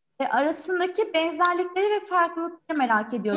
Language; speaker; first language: Turkish; native; Turkish